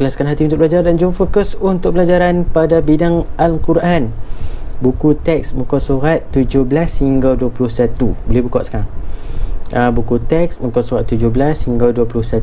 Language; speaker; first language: Malay; native; Malay